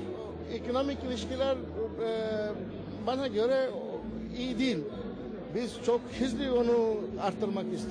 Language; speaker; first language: Turkish; non-native, learner; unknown